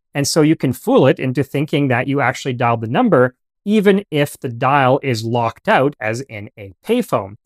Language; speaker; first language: English; native; English